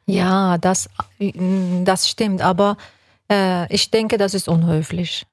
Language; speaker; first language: German; non-native, fluent; Persian